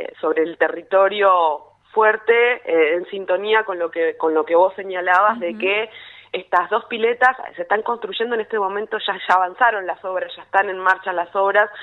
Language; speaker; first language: Spanish; native; Spanish